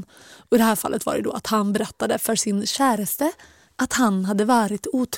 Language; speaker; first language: Swedish; native; Swedish